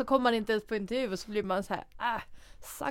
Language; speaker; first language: Swedish; early bilingual, other home language; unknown